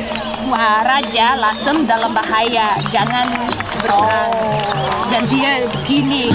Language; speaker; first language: Indonesian; non-native, fluent; English